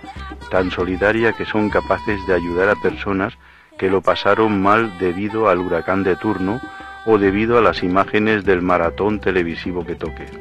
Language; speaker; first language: Spanish; native; Spanish